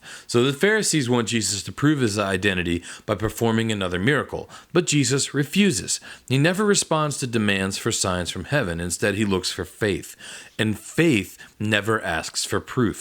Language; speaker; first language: English; native; English